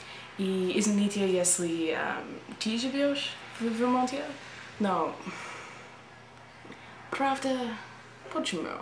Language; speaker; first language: Russian; non-native, learner; English